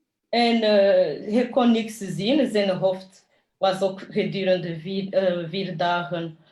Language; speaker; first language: Dutch; non-native, fluent; Kinyarwanda